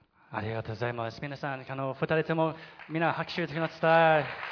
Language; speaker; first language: Japanese; non-native, learner; English